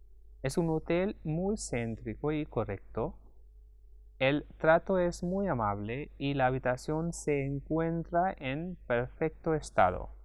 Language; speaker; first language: Spanish; non-native, fluent; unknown